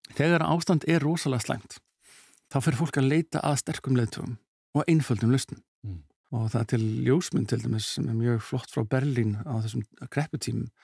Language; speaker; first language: Icelandic; early bilingual, heritage; Icelandic